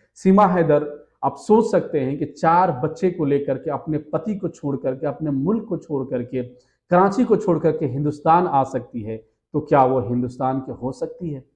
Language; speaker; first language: Hindi; native; Hindi